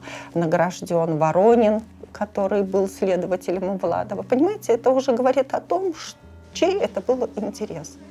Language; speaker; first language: Russian; native; Russian